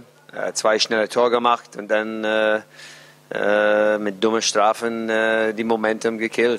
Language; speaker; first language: German; non-native, fluent; English